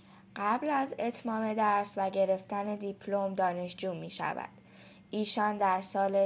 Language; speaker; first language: Persian; native; Persian